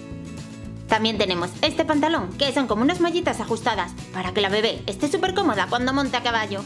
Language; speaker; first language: Spanish; native; Spanish